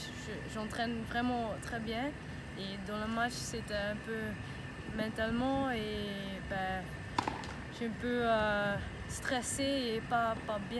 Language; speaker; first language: French; non-native, local second language; Dutch